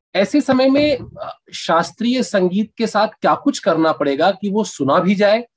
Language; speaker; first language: Hindi; native; Hindi